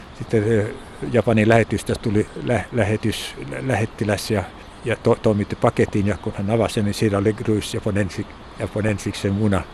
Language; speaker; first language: Finnish; non-native, local second language; Swedish